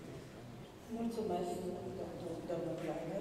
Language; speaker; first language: Romanian; non-native, learner; Hebrew